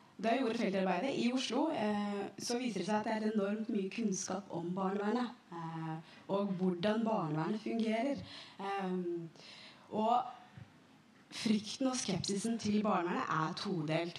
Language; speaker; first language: Norwegian; early bilingual, other home language; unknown